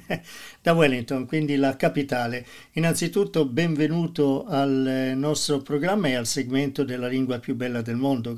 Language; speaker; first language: Italian; native; Italian